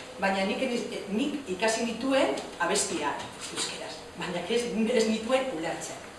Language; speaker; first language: Basque; non-native, local second language; Spanish